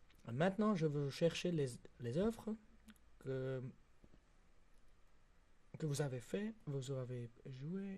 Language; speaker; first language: French; non-native, local second language; German